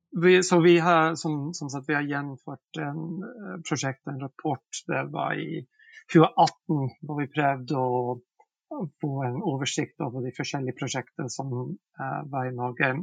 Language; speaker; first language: Norwegian; non-native, fluent; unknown